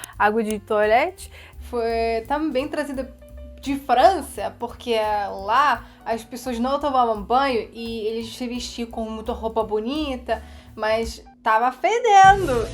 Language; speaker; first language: Portuguese; non-native, fluent; Russian